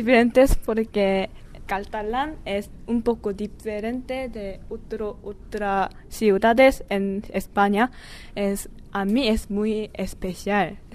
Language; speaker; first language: Spanish; non-native, learner; Korean